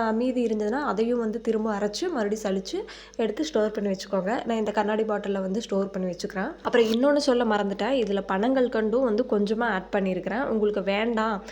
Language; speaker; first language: Tamil; native; Tamil